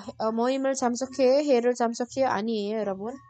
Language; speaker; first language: Korean; non-native, fluent; Indonesian